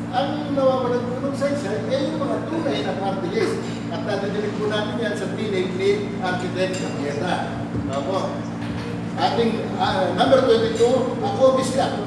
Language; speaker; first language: Filipino; native; Filipino